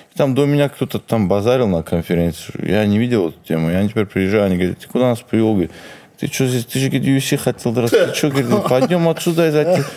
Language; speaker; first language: Russian; non-native, local second language; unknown